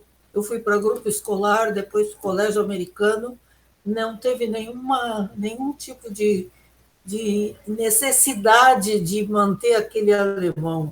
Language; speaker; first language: Portuguese; early bilingual, other home language; German